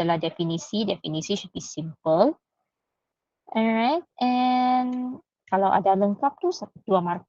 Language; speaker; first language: Malay; native; Malay